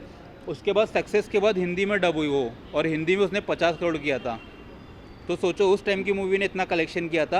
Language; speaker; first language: Hindi; native; Hindi